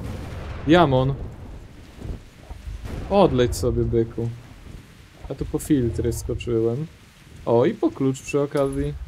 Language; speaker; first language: Polish; native; Polish